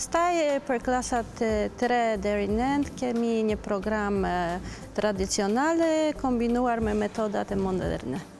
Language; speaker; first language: Albanian; non-native, learner; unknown